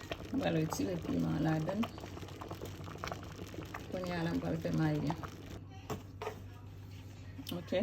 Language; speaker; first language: French; non-native, learner; Haitian Creole